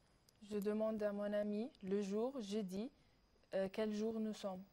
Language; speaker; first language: French; non-native, learner; Arabic